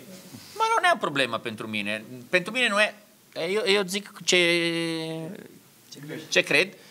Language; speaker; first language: Romanian; non-native, learner; Italian